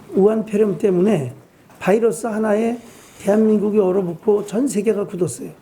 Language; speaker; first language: Korean; native; Korean